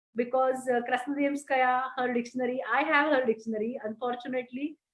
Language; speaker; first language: English; non-native, local second language; Marathi